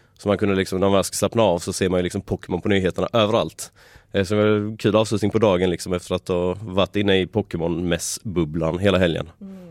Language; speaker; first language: Swedish; native; Swedish